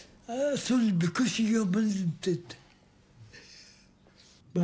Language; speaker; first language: Hebrew; early bilingual, other home language; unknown